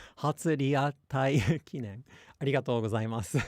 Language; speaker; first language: Japanese; non-native, fluent; English